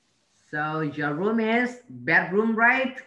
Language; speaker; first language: English; non-native, learner; Vietnamese